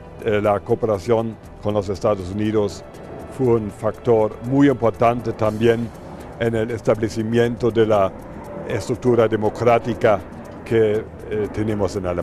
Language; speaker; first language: Spanish; non-native, fluent; German